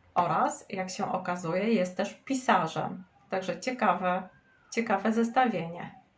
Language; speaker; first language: Polish; native; Polish